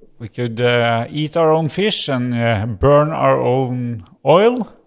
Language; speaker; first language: English; non-native, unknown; Norwegian